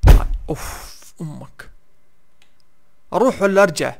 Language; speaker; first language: Arabic; native; Arabic